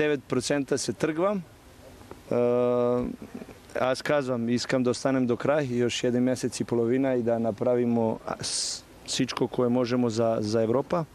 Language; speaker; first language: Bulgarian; non-native, learner; Bosnian